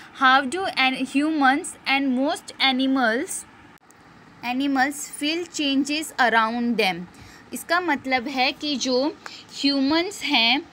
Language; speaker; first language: Hindi; non-native, local second language; Gujarati